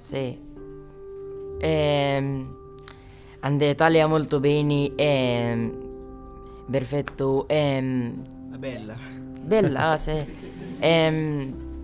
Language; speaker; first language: Italian; non-native, learner; Arabic